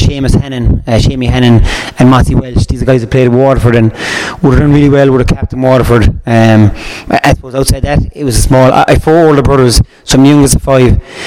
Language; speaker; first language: English; native; English